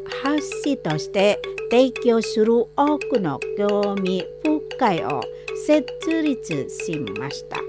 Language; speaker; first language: Japanese; non-native, fluent; Indonesian